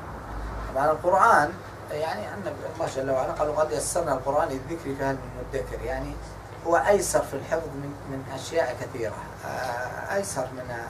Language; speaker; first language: Arabic; native; Arabic